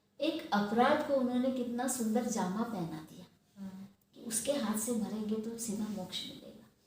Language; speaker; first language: Hindi; non-native, local second language; Marathi